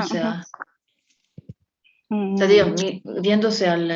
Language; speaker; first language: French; non-native, fluent; Spanish